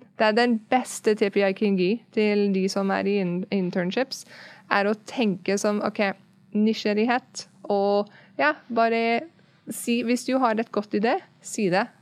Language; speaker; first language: Norwegian; non-native, fluent; English